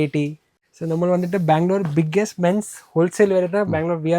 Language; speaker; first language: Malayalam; non-native, learner; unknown